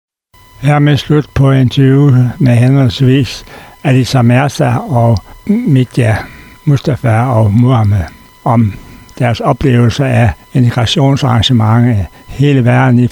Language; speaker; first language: Danish; native; Danish